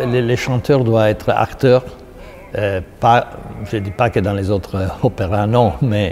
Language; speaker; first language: French; non-native, fluent; Italian